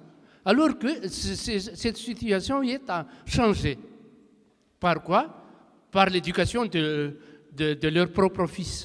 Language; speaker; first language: French; non-native, local second language; Malagasy